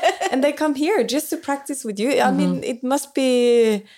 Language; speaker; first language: English; non-native, fluent; Norwegian